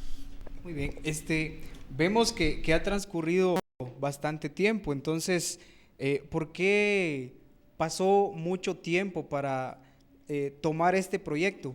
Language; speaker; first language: Spanish; native; Spanish